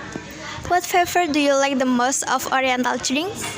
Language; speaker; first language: English; non-native, learner; Indonesian